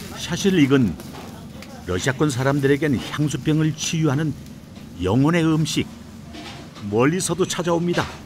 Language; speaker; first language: Korean; native; Korean